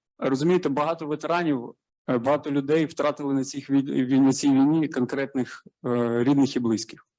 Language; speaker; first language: Ukrainian; native; Ukrainian